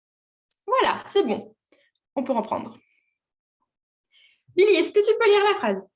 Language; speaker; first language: French; non-native, learner; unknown